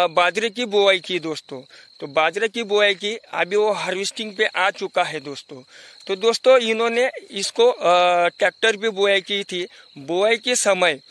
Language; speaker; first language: Hindi; non-native, local second language; Marathi